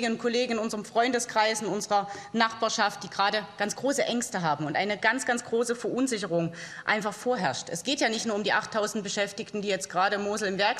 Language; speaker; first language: German; native; German